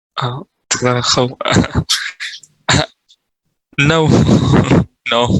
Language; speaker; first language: Vietnamese; native; Vietnamese